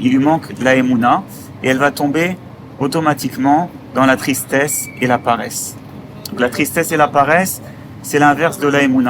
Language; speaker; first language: French; native; French